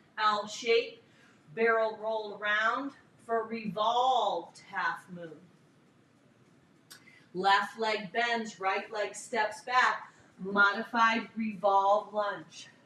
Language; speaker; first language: English; native; English